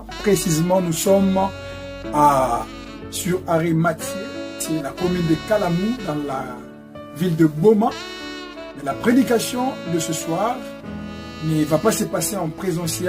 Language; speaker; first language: French; non-native, local second language; Lingala